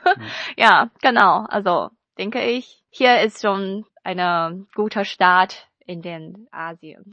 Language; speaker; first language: German; non-native, fluent; Chinese